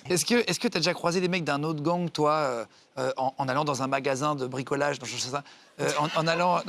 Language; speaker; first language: French; native; French